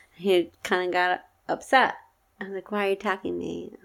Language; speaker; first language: English; native; English